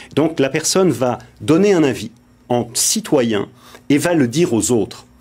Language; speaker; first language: French; native; French